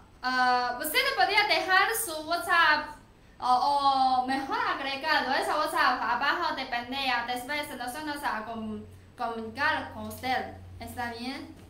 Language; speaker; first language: Spanish; non-native, learner; Chinese